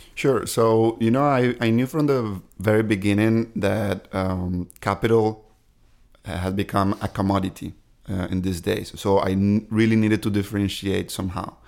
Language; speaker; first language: English; non-native, fluent; Spanish